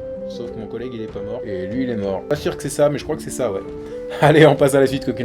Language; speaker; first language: French; native; French